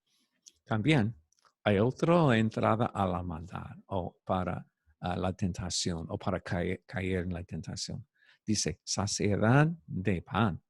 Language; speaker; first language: Spanish; non-native, fluent; English